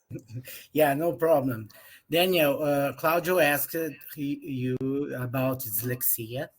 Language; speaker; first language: English; non-native, learner; Portuguese